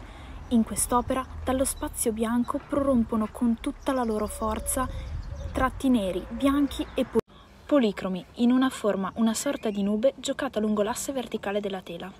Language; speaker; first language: Italian; native; Italian